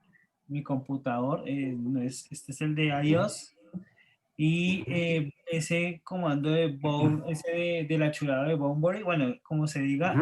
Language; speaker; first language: Spanish; native; Spanish